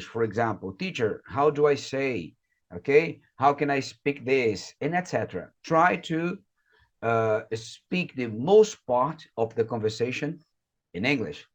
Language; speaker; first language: English; non-native, fluent; Portuguese